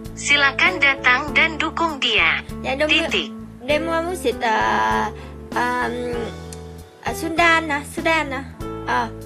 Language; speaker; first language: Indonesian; non-native, learner; Vietnamese